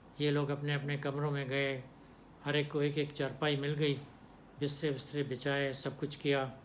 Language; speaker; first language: Urdu; non-native, local second language; Pashto